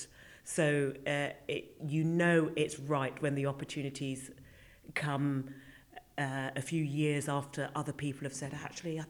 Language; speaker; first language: English; native; English